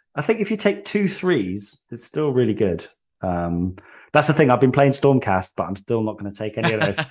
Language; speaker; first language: English; native; English